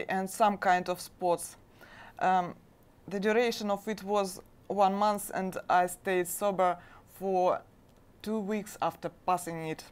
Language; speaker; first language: English; non-native, learner; Russian